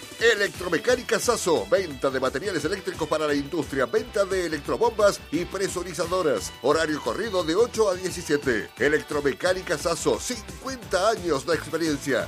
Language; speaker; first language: Spanish; native; Spanish